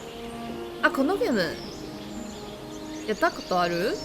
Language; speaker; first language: Japanese; non-native, learner; Chinese